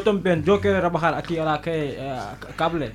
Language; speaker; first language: Spanish; non-native, learner; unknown